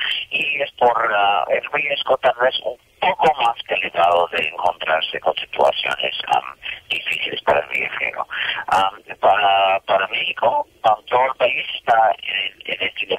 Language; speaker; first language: Spanish; non-native, fluent; English